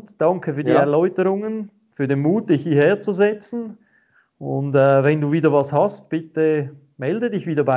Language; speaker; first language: German; native; German